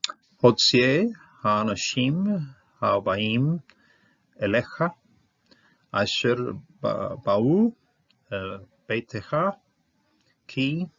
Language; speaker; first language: Hebrew; non-native, fluent; English